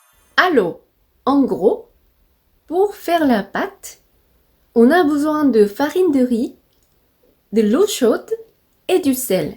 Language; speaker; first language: French; non-native, fluent; Korean